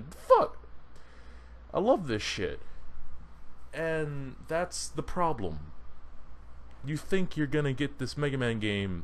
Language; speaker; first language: English; native; English